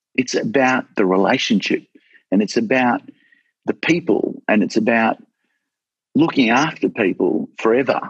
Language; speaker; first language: English; native; English